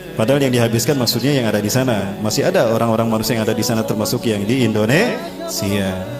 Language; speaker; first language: Indonesian; native; Indonesian